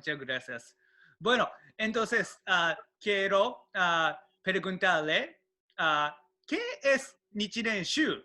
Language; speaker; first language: Spanish; non-native, learner; Japanese